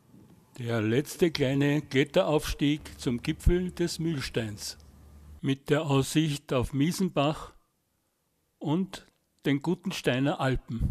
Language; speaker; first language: German; native; German